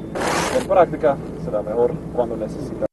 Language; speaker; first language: Spanish; non-native, learner; English